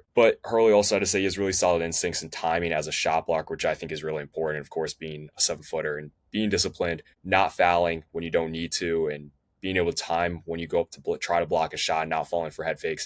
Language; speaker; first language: English; native; English